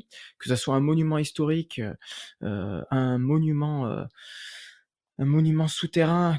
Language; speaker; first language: French; native; French